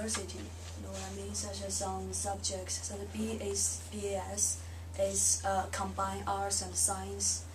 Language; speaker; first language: English; non-native, learner; Chinese